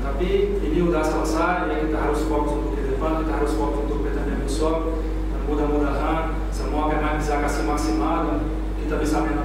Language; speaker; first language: Indonesian; non-native, learner; Portuguese